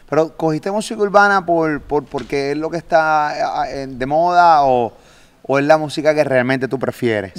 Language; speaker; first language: Spanish; native; Spanish